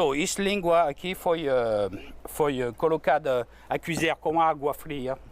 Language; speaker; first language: Portuguese; non-native, learner; French